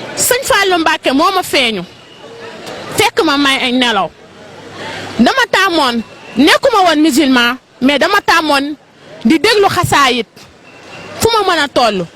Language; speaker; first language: Wolof; non-native, local second language; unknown